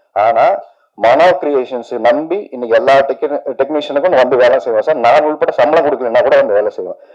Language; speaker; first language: Tamil; native; Tamil